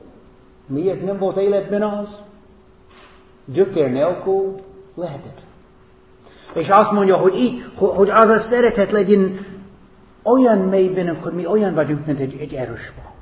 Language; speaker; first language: Hungarian; non-native, fluent; English